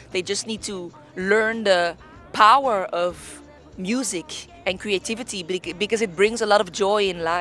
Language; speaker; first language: English; non-native, fluent; Dutch